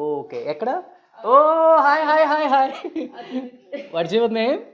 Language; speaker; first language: Telugu; native; Telugu